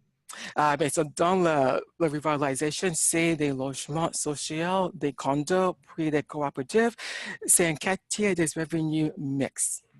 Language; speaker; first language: French; non-native, learner; English